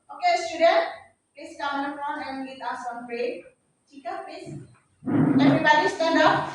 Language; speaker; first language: English; non-native, fluent; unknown